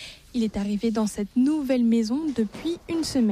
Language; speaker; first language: French; native; French